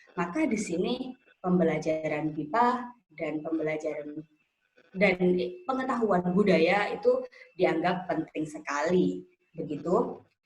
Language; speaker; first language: Indonesian; native; Indonesian